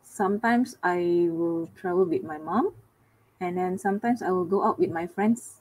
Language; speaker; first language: English; non-native, local second language; Cantonese